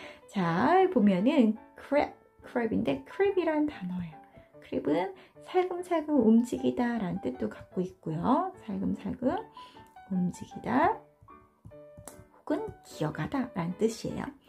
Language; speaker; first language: Korean; native; Korean